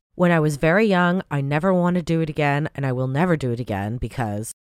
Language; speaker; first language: English; native; English